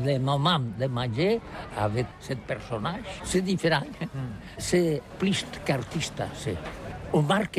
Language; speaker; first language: French; non-native, learner; Catalan